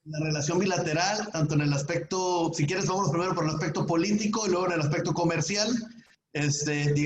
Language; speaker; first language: Spanish; native; Spanish